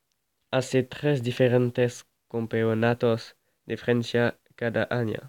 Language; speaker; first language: Spanish; non-native, learner; French